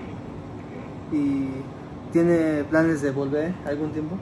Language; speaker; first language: Spanish; early bilingual, heritage; Spanish